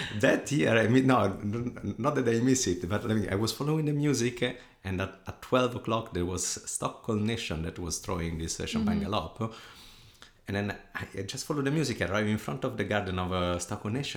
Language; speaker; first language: English; non-native, fluent; Italian